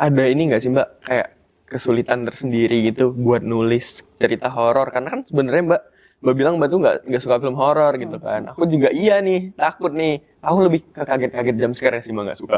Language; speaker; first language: Indonesian; native; Indonesian